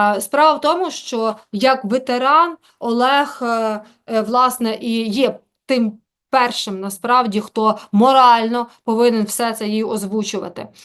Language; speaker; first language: Ukrainian; native; Ukrainian